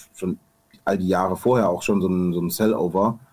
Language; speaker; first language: German; native; German